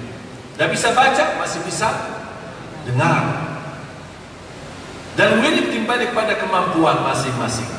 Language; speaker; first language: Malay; non-native, fluent; Arabic